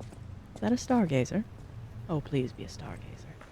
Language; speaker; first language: English; native; English